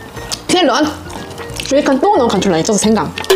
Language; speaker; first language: Chinese; non-native, learner; Korean